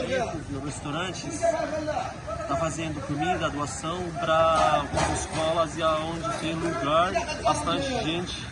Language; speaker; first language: Portuguese; non-native, fluent; Arabic